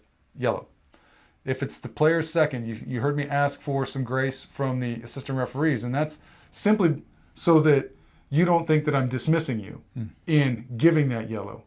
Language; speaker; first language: English; native; English